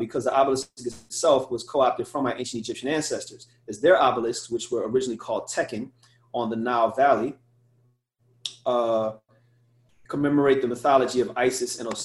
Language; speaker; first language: English; native; English